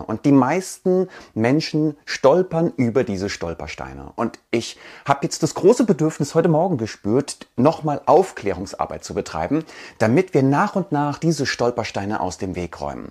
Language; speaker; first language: German; native; German